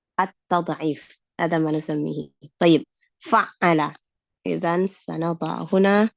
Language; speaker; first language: Arabic; non-native, fluent; Indonesian